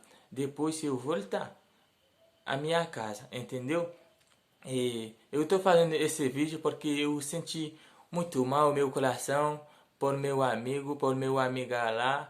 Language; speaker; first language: Portuguese; non-native, learner; Haitian Creole